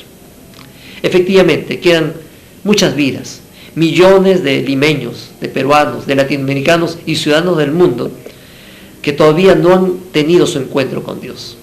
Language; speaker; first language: Spanish; native; Spanish